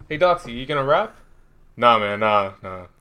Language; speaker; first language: English; native; English